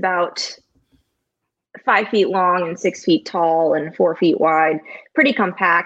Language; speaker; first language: English; native; English